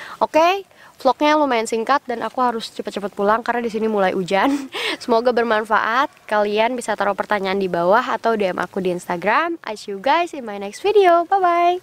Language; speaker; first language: Indonesian; native; Indonesian